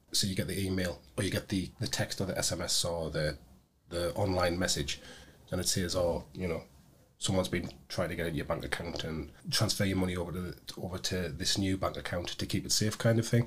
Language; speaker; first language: English; native; English